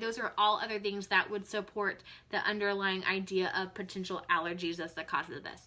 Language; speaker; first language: English; native; English